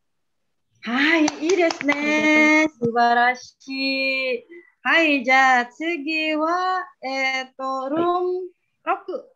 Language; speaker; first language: Japanese; non-native, fluent; Indonesian